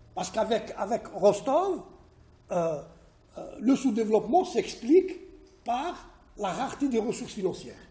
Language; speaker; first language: French; non-native, local second language; Arabic